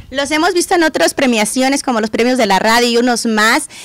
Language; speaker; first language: Spanish; native; Spanish